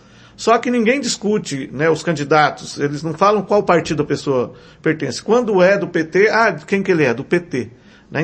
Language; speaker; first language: Portuguese; native; Portuguese